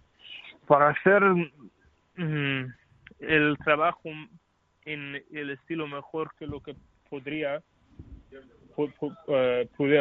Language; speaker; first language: Spanish; non-native, learner; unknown